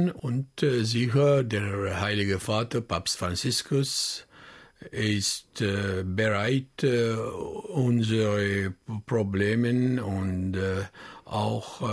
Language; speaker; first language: German; non-native, fluent; Arabic